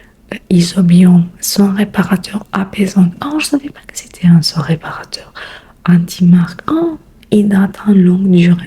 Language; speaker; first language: French; non-native, learner; Spanish